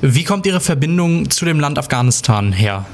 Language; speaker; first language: German; native; German